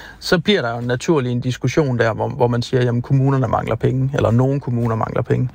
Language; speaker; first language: Danish; native; Danish